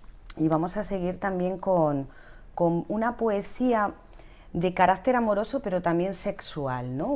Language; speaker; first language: Spanish; native; Spanish